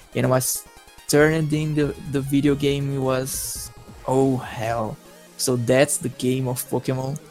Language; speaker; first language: English; non-native, fluent; Portuguese